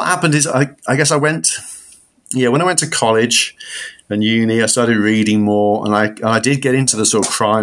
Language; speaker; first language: English; native; English